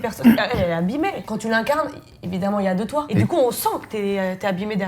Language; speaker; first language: French; native; French